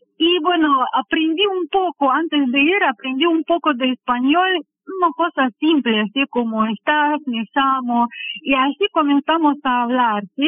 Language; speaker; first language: Spanish; non-native, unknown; Russian